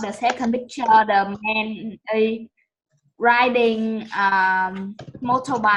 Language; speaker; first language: English; non-native, learner; Vietnamese